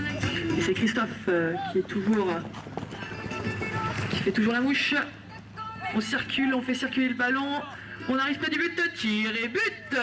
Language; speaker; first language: French; native; French